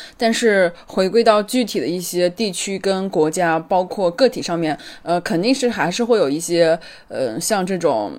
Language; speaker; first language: Chinese; native; Chinese